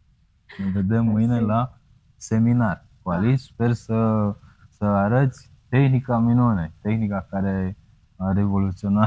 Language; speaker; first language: Romanian; native; Romanian